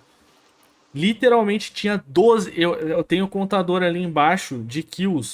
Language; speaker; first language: Portuguese; native; Portuguese